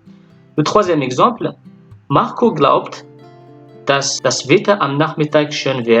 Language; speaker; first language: German; non-native, fluent; French